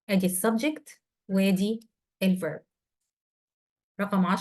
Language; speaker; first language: Arabic; native; Arabic